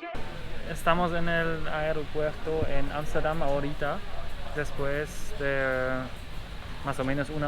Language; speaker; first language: Spanish; non-native, learner; German